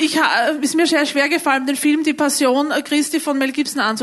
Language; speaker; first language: German; native; German